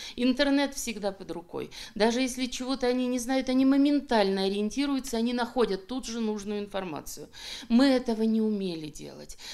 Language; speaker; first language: Russian; native; Russian